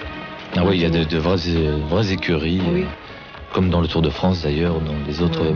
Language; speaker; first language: French; native; French